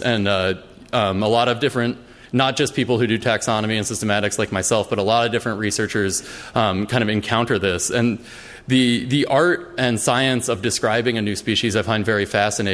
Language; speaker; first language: English; native; English